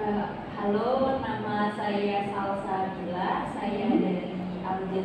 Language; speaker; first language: Indonesian; non-native, learner; Arabic